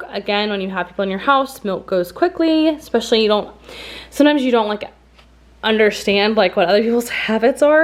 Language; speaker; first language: English; native; English